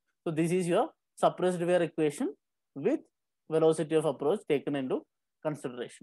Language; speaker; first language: English; non-native, local second language; Malayalam